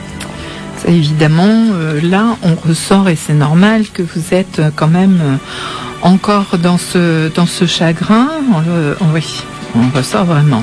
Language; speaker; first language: French; native; French